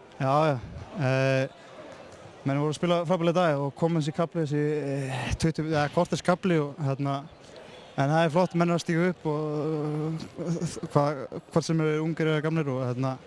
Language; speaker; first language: Icelandic; native; Icelandic